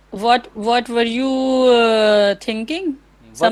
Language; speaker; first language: English; non-native, learner; Hindi